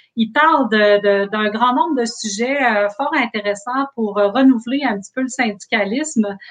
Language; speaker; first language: French; native; French